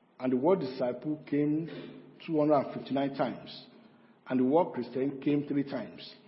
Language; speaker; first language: English; non-native, local second language; Yoruba